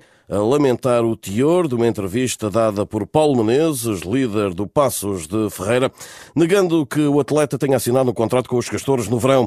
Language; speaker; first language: Portuguese; native; Portuguese